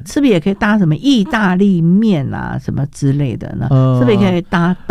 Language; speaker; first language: Chinese; native; Chinese